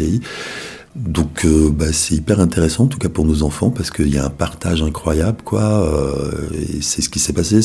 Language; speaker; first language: French; native; French